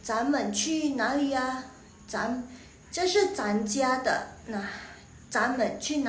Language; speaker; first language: Chinese; non-native, fluent; Indonesian